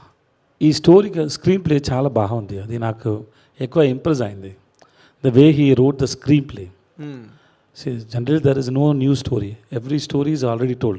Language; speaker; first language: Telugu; non-native, learner; Tamil